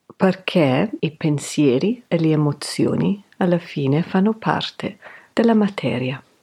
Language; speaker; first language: Italian; non-native, fluent; English